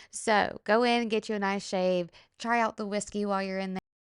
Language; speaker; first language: English; native; English